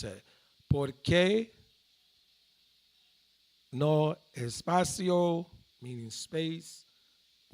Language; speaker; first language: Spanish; non-native, learner; English